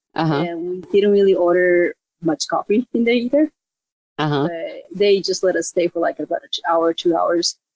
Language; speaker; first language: English; non-native, fluent; Japanese